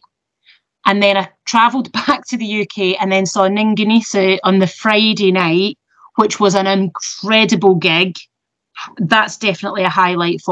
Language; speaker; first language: English; native; English